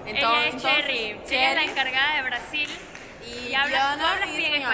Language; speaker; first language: Spanish; native; Spanish